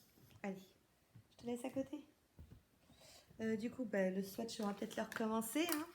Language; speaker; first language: French; native; French